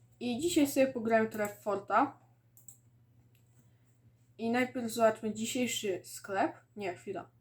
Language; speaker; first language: Polish; native; Polish